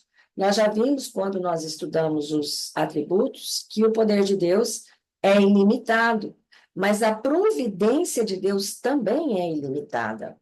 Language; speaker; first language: Portuguese; native; Portuguese